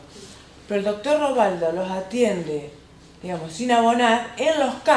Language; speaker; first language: Spanish; native; Spanish